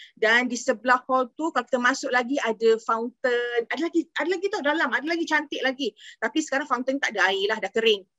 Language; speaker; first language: Malay; native; Malay